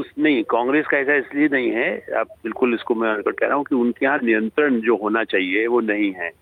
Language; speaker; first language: Hindi; native; Hindi